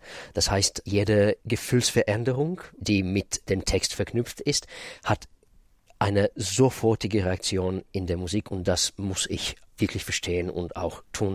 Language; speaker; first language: German; non-native, fluent; Russian